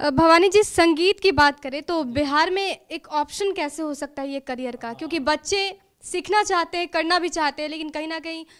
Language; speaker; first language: Hindi; native; Hindi